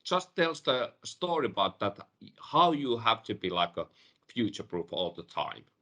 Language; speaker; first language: English; non-native, fluent; Finnish